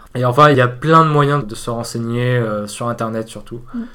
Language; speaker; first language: French; native; French